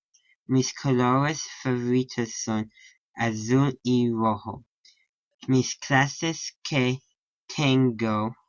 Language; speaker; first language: Spanish; non-native, learner; English